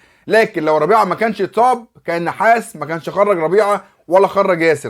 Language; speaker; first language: Arabic; native; Arabic